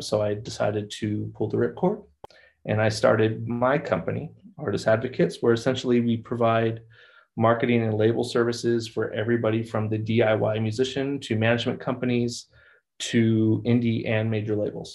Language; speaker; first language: English; native; English